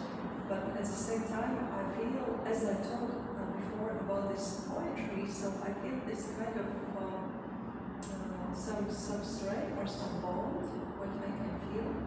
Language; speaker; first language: English; non-native, fluent; Latvian